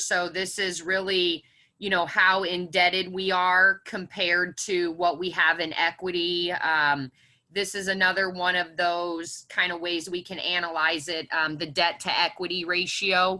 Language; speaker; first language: English; native; English